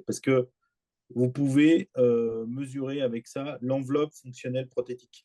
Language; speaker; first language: French; native; French